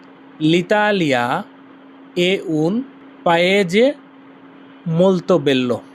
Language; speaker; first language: Italian; non-native, learner; Bangla